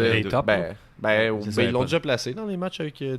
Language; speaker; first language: French; native; French